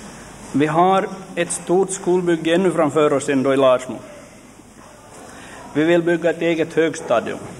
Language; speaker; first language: Swedish; native; Swedish